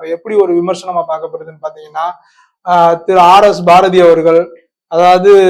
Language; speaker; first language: Tamil; non-native, local second language; Urdu